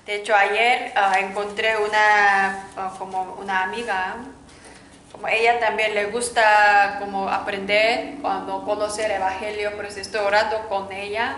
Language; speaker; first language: Spanish; non-native, learner; Korean